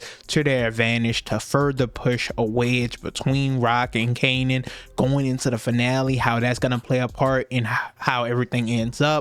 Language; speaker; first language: English; native; English